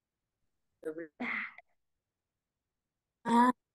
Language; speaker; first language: Czech; non-native, learner; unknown